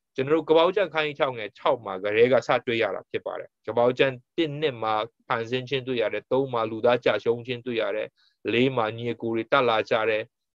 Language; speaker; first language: Burmese; non-native, local second language; Tedim Chin